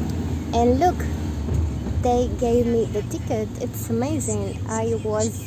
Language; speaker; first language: English; non-native, learner; Spanish